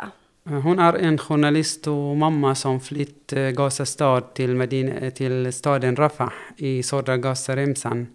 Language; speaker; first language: Swedish; non-native, fluent; Arabic